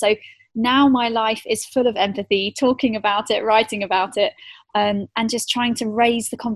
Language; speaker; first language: English; native; English